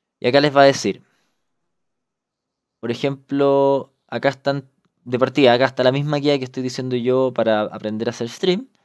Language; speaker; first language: Spanish; native; Spanish